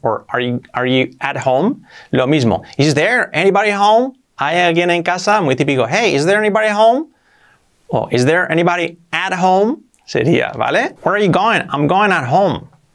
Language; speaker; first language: English; non-native, fluent; Spanish